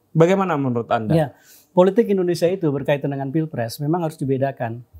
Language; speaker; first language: Indonesian; native; Indonesian